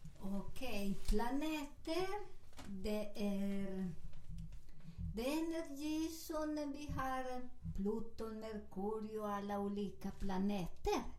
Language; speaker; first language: Swedish; non-native, learner; Spanish